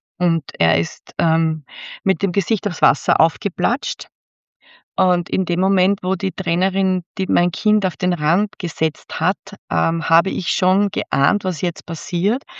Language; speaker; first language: German; native; German